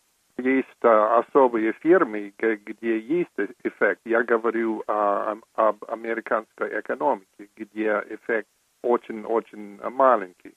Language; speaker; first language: Russian; non-native, fluent; English